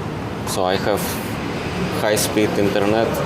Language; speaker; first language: English; non-native, learner; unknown